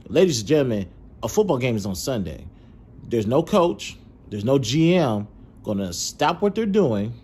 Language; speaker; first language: English; native; English